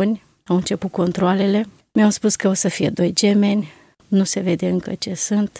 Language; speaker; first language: Romanian; native; Romanian